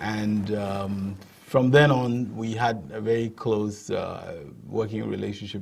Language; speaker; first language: English; non-native, local second language; Ewe